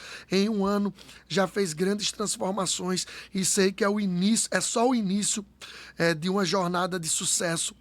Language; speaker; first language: Portuguese; native; Portuguese